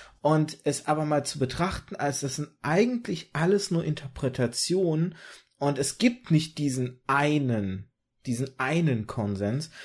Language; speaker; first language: German; early bilingual, other home language; Russian